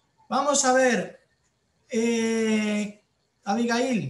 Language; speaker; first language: Spanish; native; Spanish